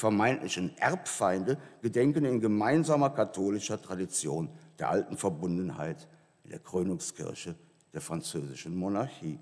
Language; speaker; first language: German; native; German